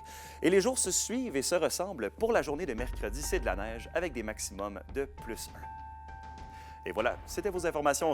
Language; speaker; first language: French; native; French